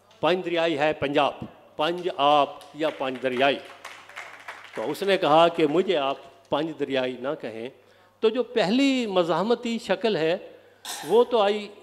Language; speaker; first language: Urdu; non-native, local second language; Saraiki